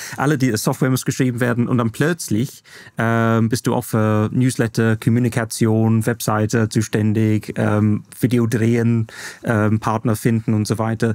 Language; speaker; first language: German; non-native, fluent; English